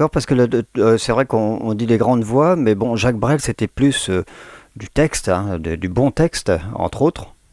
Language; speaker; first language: French; native; French